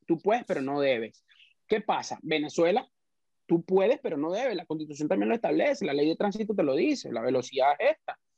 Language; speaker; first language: Spanish; native; Spanish